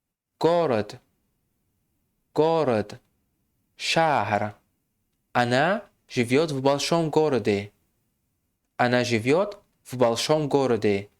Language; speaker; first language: Russian; non-native, fluent; Tajik